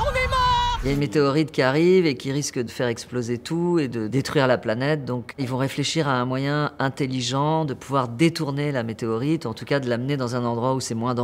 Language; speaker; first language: French; native; French